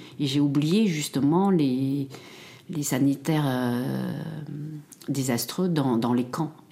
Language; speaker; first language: French; early bilingual, other home language; Khmer